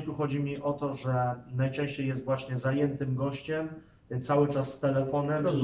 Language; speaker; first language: Polish; native; Polish